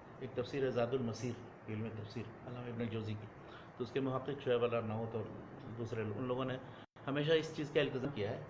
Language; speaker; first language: Urdu; native; Urdu